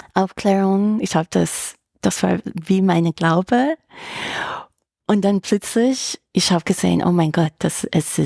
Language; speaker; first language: German; non-native, fluent; English